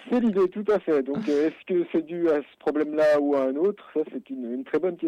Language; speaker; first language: French; native; French